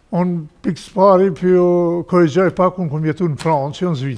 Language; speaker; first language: Albanian; native; Albanian